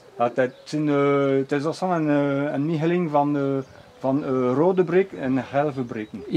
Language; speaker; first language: Dutch; non-native, local second language; French